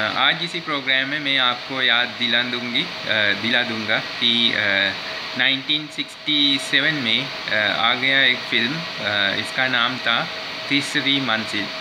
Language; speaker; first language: Hindi; non-native, learner; Sinhala